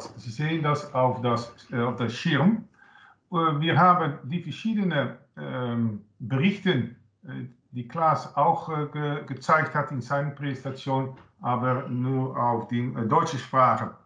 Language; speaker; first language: German; non-native, learner; Dutch